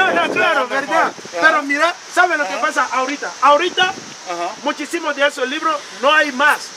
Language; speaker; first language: Spanish; non-native, learner; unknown